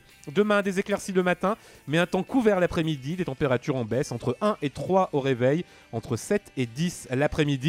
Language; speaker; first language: French; native; French